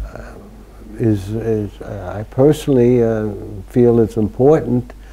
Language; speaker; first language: English; early bilingual, other home language; German